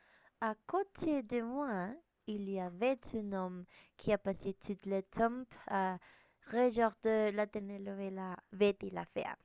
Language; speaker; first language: French; non-native, learner; Spanish